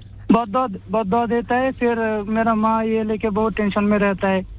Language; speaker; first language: Hindi; non-native, fluent; Bangla